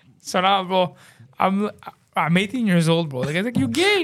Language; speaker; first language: English; native; English